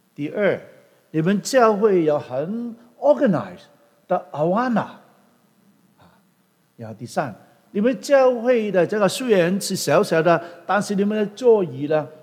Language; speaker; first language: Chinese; non-native, local second language; Cantonese